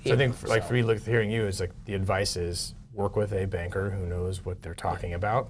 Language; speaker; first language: English; native; English